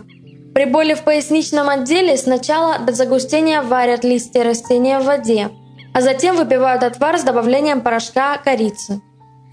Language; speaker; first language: Russian; native; Russian